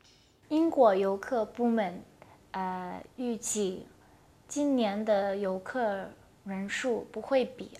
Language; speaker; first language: Chinese; non-native, local second language; Cantonese